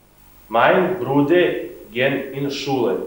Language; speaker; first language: German; non-native, learner; Serbian